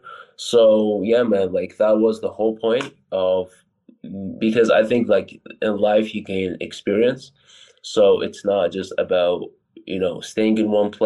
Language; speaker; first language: English; non-native, fluent; Arabic